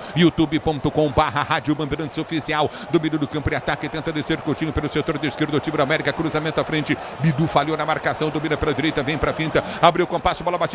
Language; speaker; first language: Portuguese; native; Portuguese